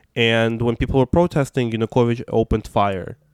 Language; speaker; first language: English; non-native, fluent; Russian